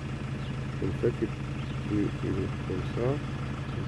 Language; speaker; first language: French; non-native, local second language; Arabic